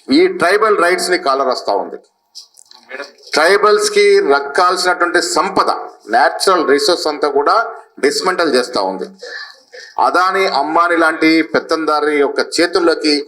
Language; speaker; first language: Telugu; native; Telugu